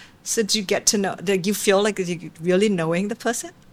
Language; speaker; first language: English; non-native, fluent; Vietnamese